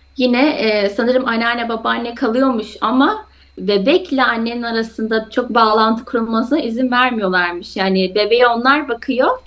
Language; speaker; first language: Turkish; native; Turkish